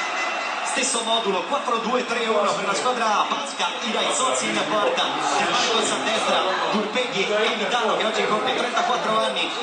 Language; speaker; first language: Italian; native; Italian